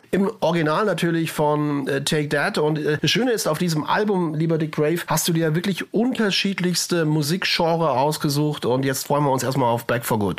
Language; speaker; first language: German; native; German